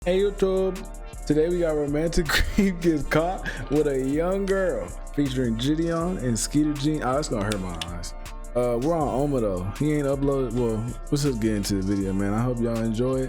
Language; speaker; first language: English; native; English